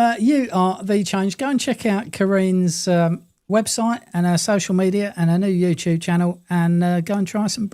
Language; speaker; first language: English; native; English